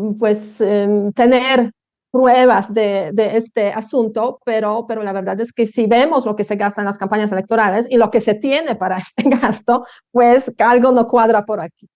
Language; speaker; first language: Spanish; non-native, fluent; Polish